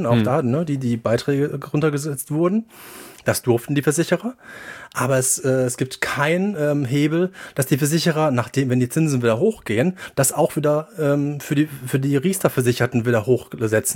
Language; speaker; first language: German; native; German